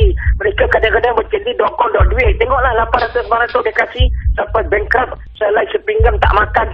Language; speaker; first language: Malay; native; Malay